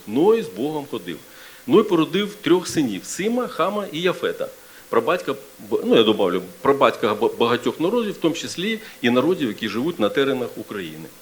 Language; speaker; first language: Ukrainian; non-native, local second language; Russian